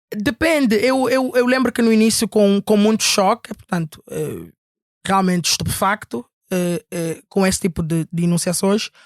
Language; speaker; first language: Portuguese; native; Portuguese